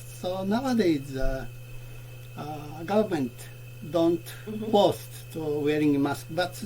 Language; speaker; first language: English; non-native, learner; Japanese